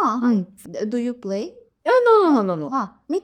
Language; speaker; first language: Japanese; non-native, learner; Spanish